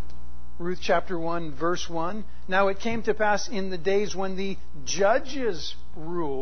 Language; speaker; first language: English; native; English